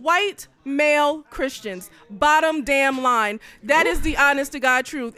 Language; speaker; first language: English; native; English